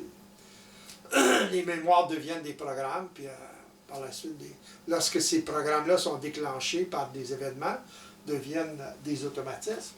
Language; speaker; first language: French; native; French